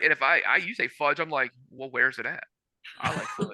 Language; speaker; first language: English; native; English